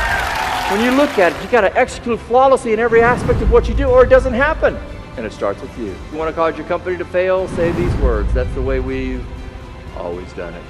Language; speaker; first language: English; native; English